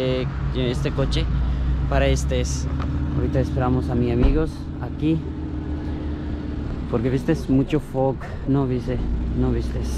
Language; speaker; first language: Spanish; non-native, learner; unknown